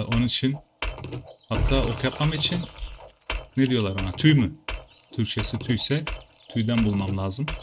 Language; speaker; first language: Turkish; early bilingual, heritage; Turkish